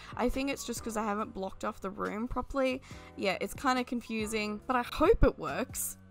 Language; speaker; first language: English; native; English